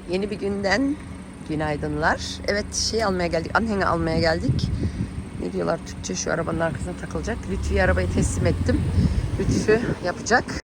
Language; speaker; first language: Turkish; early bilingual, heritage; Turkish